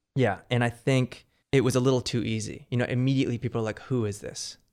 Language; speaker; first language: English; native; English